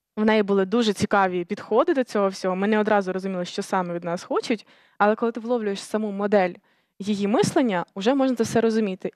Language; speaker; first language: Ukrainian; native; Ukrainian